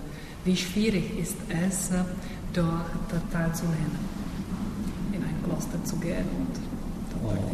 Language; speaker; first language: German; non-native, fluent; Czech